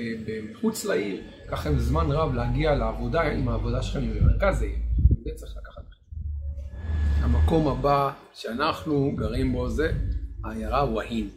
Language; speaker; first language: Hebrew; native; Hebrew